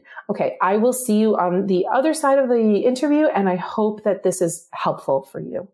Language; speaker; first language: English; native; English